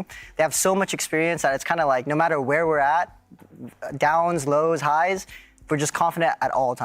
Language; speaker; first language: English; native; English